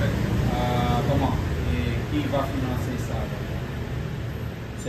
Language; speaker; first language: French; non-native, fluent; Vietnamese